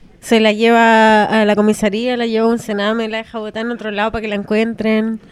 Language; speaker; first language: Spanish; native; Spanish